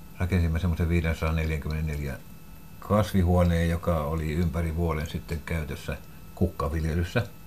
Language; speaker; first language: Finnish; native; Finnish